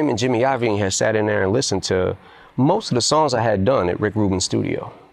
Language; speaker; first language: English; native; English